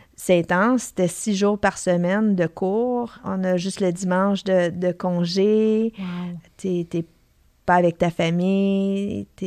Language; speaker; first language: French; native; French